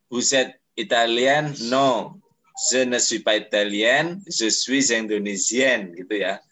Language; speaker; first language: French; non-native, fluent; Indonesian